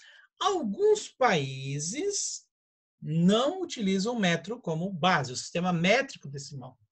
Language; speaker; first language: Portuguese; native; Portuguese